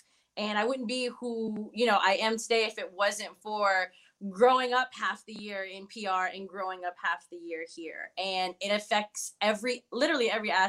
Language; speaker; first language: English; early bilingual, other home language; Spanish